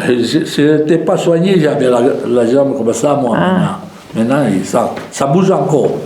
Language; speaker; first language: French; non-native, local second language; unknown